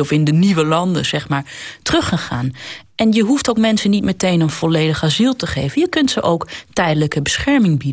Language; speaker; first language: Dutch; native; Dutch